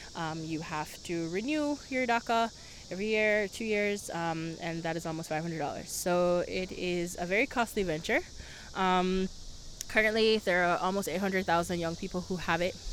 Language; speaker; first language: English; early bilingual, other home language; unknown